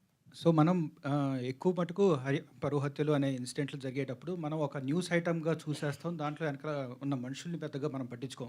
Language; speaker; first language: Telugu; native; Telugu